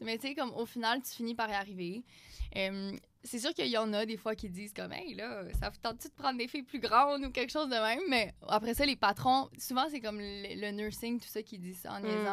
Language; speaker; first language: French; native; French